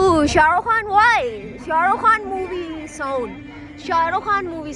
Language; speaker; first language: English; non-native, learner; Urdu